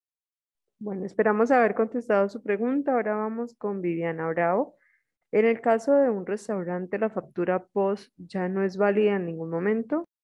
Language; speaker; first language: Spanish; native; Spanish